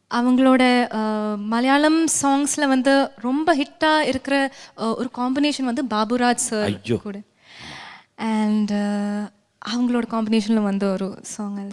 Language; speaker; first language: Tamil; non-native, local second language; Malayalam